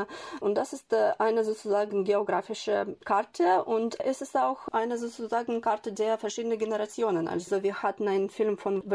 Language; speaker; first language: German; non-native, fluent; Ukrainian